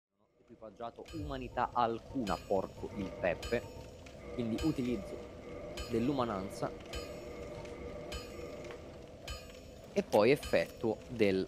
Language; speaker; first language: Italian; native; Italian